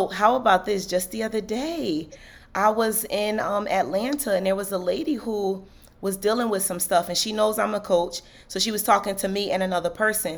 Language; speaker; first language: English; native; English